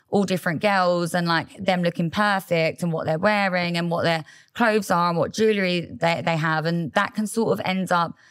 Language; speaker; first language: English; native; English